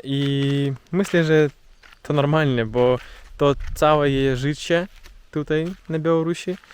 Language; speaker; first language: Polish; non-native, learner; Russian